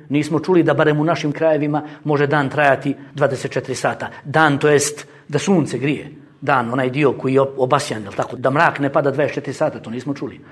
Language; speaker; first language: Bosnian; native; Bosnian